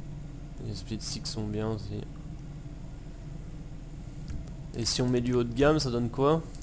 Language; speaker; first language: French; native; French